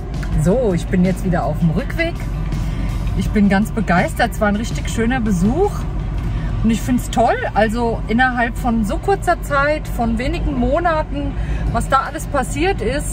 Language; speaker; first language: German; native; German